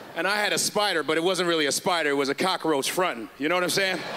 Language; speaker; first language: English; native; English